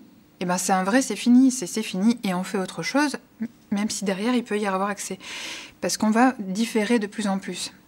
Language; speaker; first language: French; native; French